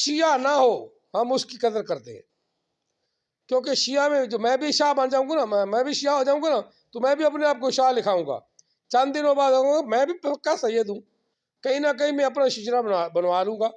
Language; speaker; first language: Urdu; non-native, local second language; Punjabi